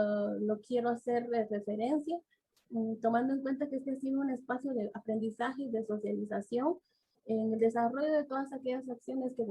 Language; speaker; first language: Spanish; native; Spanish